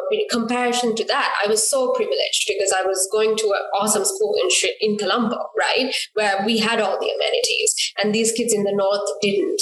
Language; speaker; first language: English; non-native, local second language; Sinhala